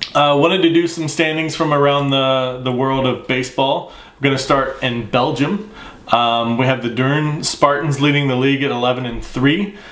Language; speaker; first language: English; native; English